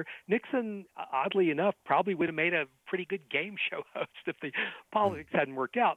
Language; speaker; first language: English; native; English